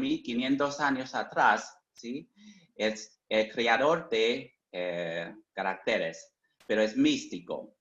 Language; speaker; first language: Spanish; non-native, fluent; Chinese